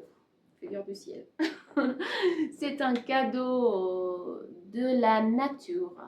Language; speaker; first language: French; non-native, learner; Persian